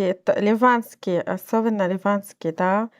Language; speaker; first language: Russian; non-native, learner; Arabic